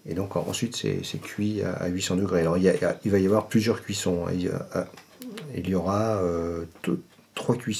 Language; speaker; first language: French; native; French